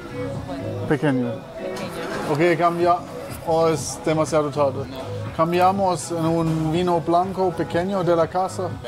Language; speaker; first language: Spanish; non-native, learner; English